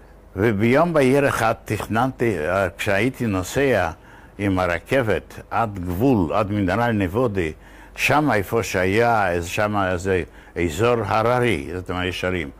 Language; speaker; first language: Hebrew; non-native, fluent; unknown